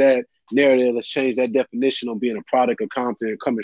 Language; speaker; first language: English; native; English